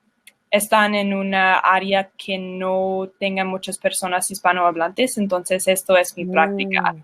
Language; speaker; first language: Spanish; non-native, learner; English